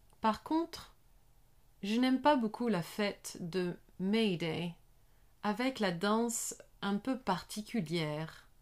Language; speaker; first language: French; non-native, learner; English